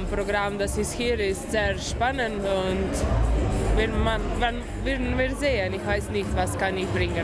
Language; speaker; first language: German; non-native, fluent; Slovenian